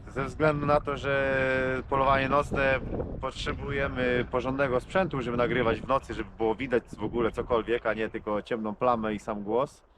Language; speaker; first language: Polish; native; Polish